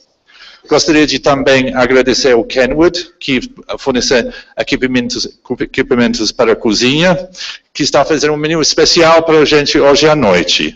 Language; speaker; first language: Portuguese; non-native, fluent; English